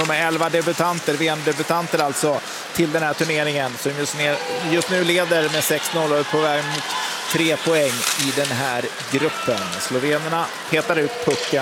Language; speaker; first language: Swedish; native; Swedish